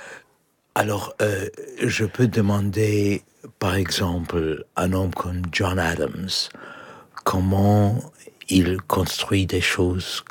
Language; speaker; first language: French; non-native, fluent; English